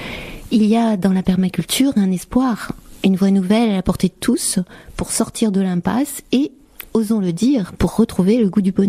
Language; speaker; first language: French; native; French